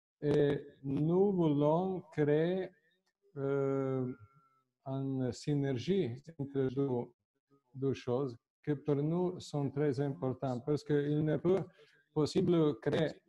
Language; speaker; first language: French; non-native, fluent; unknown